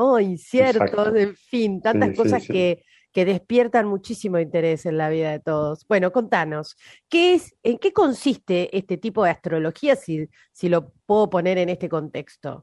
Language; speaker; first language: Spanish; native; Spanish